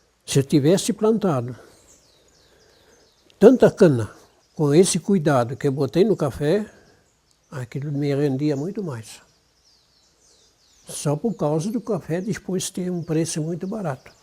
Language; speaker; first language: Portuguese; non-native, local second language; German